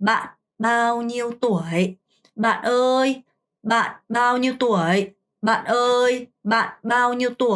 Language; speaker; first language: Vietnamese; non-native, fluent; Korean